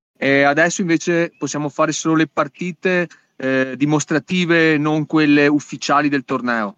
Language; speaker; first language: Italian; native; Italian